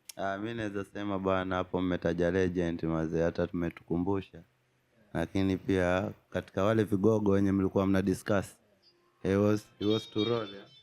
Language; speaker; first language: Swahili; native; Swahili